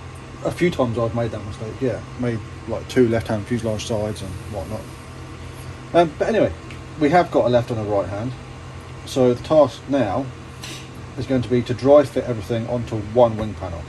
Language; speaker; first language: English; native; English